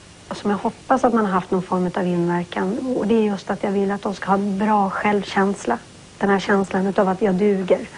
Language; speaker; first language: Swedish; native; Swedish